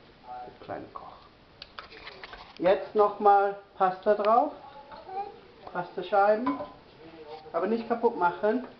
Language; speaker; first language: German; non-native, fluent; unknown